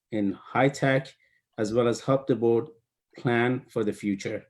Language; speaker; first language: English; non-native, fluent; Persian